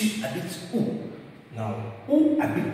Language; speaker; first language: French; non-native, fluent; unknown